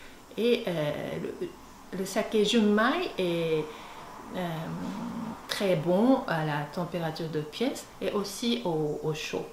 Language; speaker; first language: French; non-native, fluent; Japanese